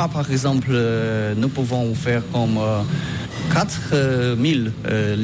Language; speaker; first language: French; non-native, learner; Polish